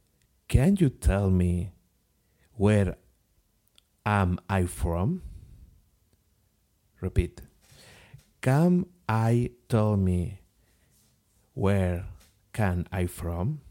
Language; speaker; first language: English; non-native, learner; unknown